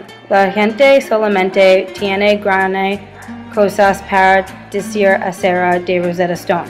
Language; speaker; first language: Spanish; non-native, learner; English